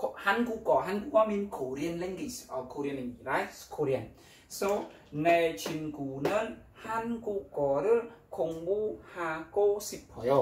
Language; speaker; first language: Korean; non-native, fluent; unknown